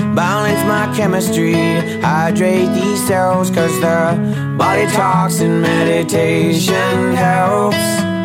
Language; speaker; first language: English; early bilingual, other home language; Hebrew